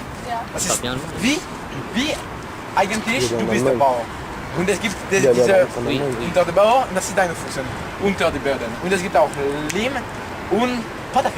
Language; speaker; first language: German; non-native, learner; French